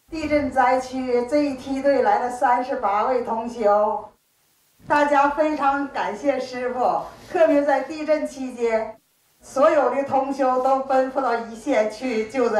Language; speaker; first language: Chinese; native; Chinese